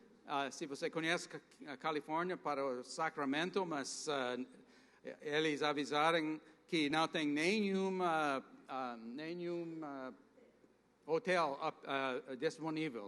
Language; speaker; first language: Portuguese; non-native, fluent; English